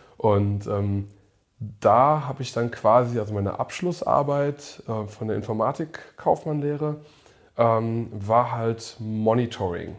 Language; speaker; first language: German; early bilingual, other home language; English